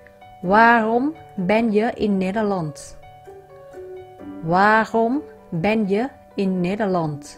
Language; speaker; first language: Dutch; non-native, learner; Vietnamese